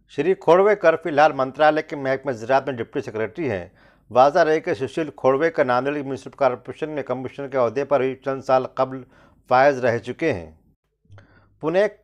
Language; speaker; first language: Urdu; native; Urdu